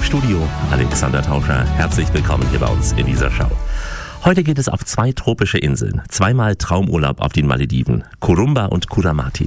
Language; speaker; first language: German; native; German